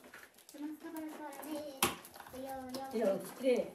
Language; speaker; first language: Swedish; early bilingual, other home language; Mongolian